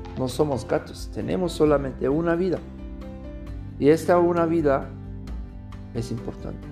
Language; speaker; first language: Spanish; non-native, learner; German